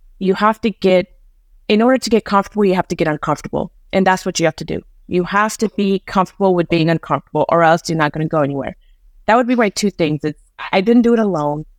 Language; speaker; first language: English; early bilingual, other home language; Persian